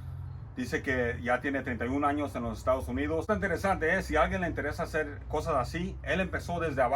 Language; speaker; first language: Spanish; early bilingual, heritage; Spanish